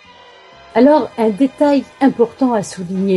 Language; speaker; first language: French; native; French